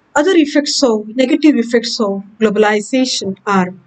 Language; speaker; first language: English; non-native, local second language; Kannada